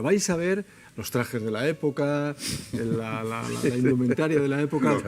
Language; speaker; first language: Spanish; native; Spanish